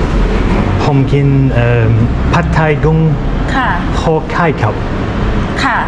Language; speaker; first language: Thai; non-native, learner; English